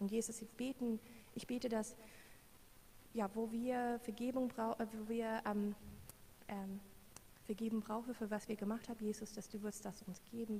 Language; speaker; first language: German; non-native, learner; English